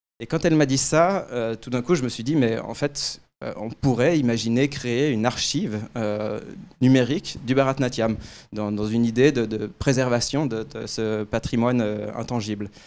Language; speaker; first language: French; native; French